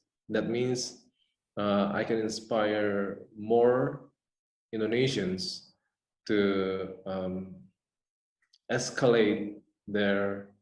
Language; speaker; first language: English; non-native, fluent; Indonesian